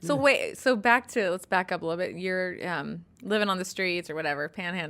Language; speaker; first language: English; native; English